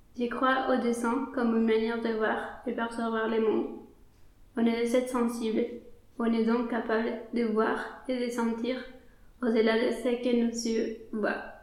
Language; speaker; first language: French; non-native, fluent; Spanish